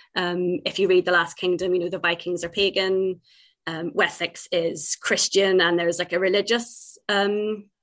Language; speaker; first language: English; native; English